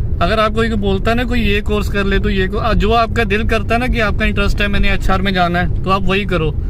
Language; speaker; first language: Hindi; non-native, local second language; Punjabi